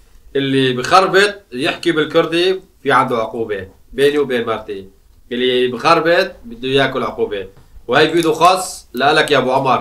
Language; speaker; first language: Arabic; non-native, local second language; Kurdish